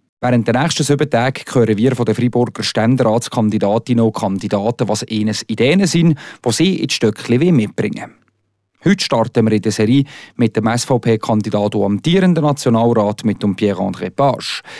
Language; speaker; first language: German; native; German